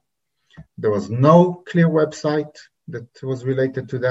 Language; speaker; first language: English; non-native, fluent; Hebrew